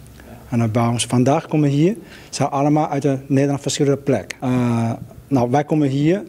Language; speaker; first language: Dutch; non-native, learner; Chinese